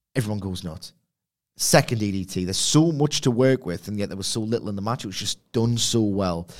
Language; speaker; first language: English; native; English